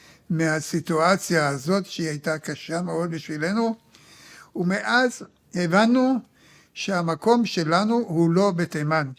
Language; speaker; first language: Hebrew; early bilingual, other home language; Arabic